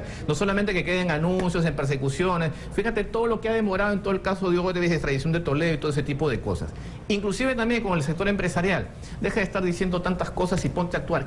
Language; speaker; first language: Spanish; native; Spanish